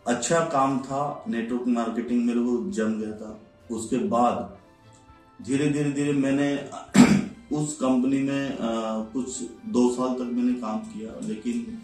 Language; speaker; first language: Hindi; native; Hindi